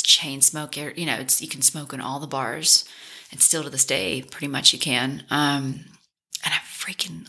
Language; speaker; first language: English; native; English